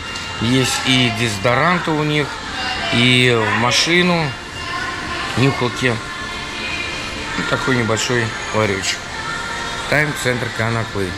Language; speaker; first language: Russian; native; Russian